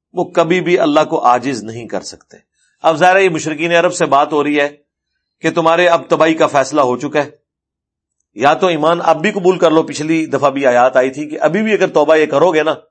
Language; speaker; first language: Urdu; non-native, local second language; Punjabi